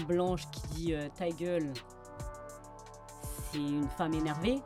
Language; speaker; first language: French; early bilingual, other home language; Fula